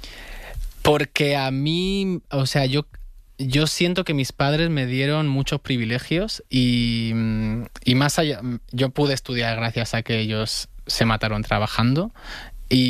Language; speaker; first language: Spanish; native; Spanish